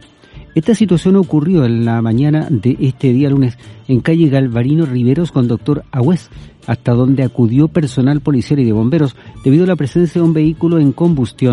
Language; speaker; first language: Spanish; native; Spanish